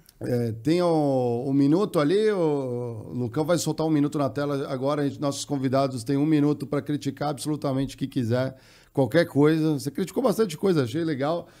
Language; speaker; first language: Portuguese; native; Portuguese